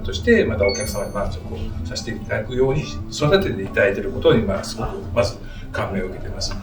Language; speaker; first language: Japanese; native; Japanese